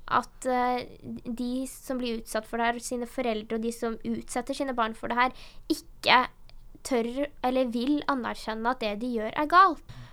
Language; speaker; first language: Norwegian; early bilingual, other home language; Urdu